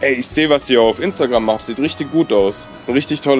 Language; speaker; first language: German; native; German